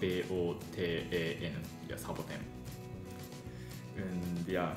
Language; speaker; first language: German; non-native, learner; Japanese